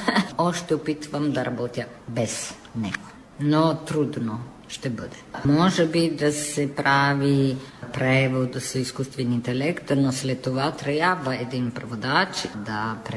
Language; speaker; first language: Bulgarian; non-native, fluent; Italian